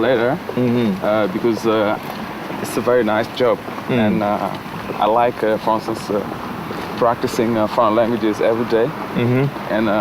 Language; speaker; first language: English; non-native, fluent; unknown